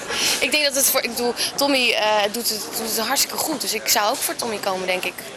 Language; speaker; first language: Dutch; native; Dutch